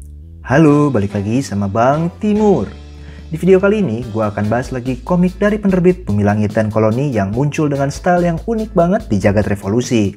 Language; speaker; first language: Indonesian; native; Indonesian